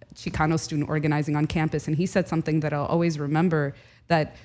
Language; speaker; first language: English; early bilingual, other home language; Arabic